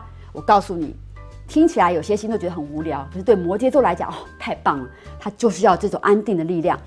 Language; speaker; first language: Chinese; native; Chinese